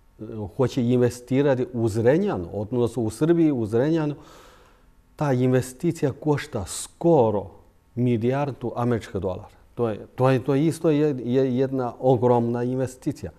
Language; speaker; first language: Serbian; non-native, fluent; Chinese